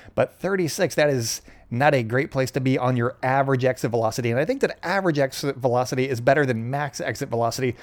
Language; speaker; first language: English; native; English